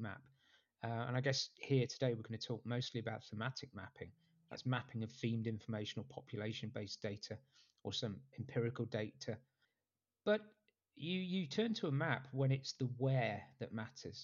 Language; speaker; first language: English; native; English